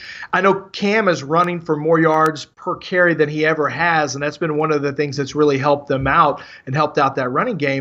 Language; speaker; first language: English; native; English